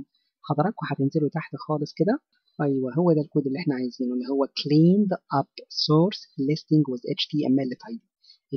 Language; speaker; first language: Arabic; native; Arabic